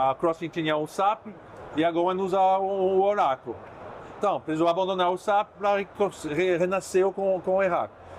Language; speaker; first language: Portuguese; non-native, fluent; French